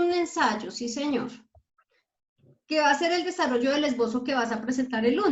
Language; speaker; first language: Spanish; native; Spanish